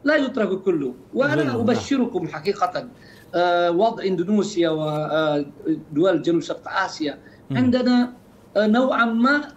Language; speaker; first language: Arabic; non-native, fluent; Indonesian